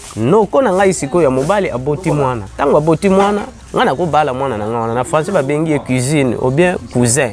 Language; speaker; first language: Lingala; non-native, local second language; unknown